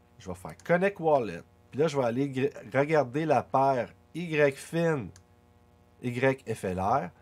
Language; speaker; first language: French; native; French